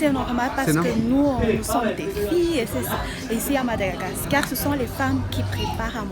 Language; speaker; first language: French; non-native, local second language; Malagasy